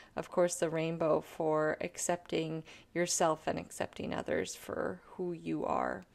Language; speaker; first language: English; native; English